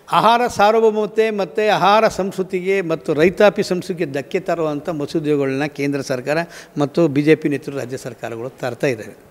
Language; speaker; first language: Kannada; native; Kannada